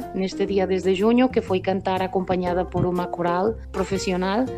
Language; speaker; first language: Portuguese; early bilingual, other home language; Spanish